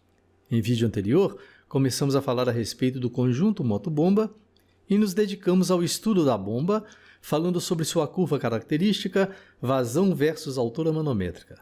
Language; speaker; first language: Portuguese; native; Portuguese